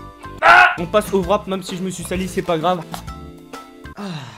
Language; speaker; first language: French; native; French